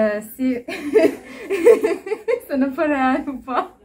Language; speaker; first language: French; non-native, learner; Turkish